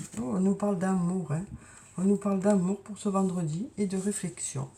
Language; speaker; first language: French; native; French